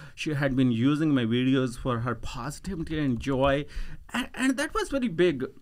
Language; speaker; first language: English; non-native, local second language; Punjabi